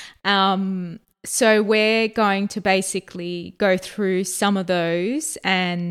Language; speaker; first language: English; native; English